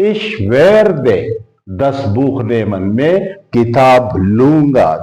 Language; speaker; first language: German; non-native, fluent; Urdu